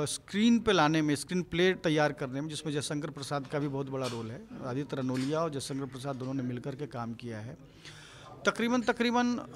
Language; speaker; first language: Hindi; native; Hindi